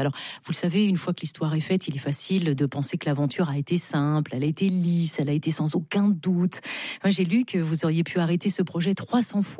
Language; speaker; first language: French; native; French